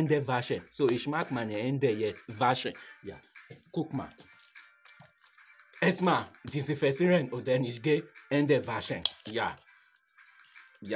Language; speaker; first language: German; non-native, learner; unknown